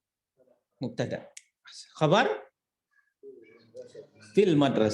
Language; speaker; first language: Arabic; non-native, fluent; Indonesian